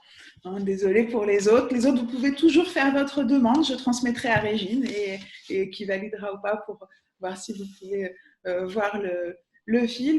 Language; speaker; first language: French; native; French